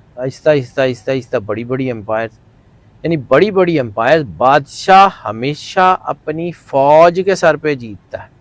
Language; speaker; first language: Urdu; non-native, local second language; Punjabi